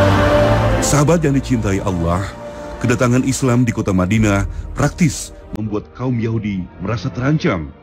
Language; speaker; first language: Indonesian; native; Indonesian